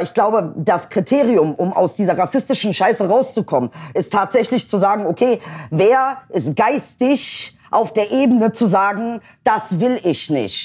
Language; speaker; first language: German; early bilingual, other home language; Turkish